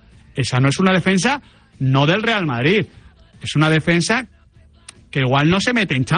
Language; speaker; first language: Spanish; native; Spanish